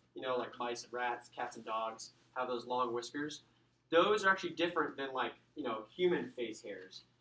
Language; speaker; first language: English; native; English